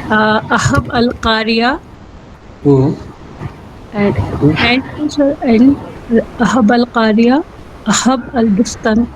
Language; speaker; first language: Arabic; non-native, learner; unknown